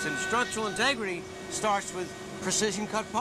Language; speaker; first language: English; native; English